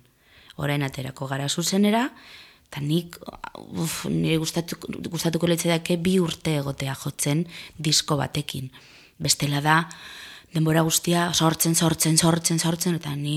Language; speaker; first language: Basque; non-native, local second language; Spanish